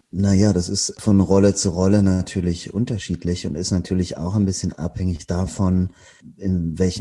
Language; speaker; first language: German; native; German